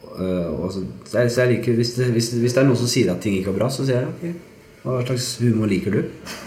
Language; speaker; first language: Norwegian; native; Norwegian